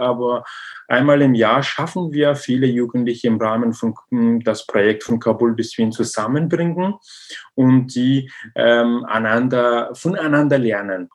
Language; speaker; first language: German; non-native, learner; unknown